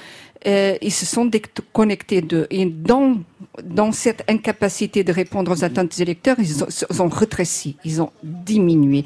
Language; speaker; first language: French; non-native, fluent; Portuguese